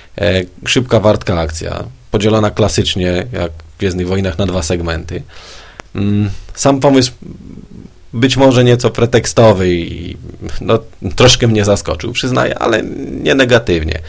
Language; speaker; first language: Polish; native; Polish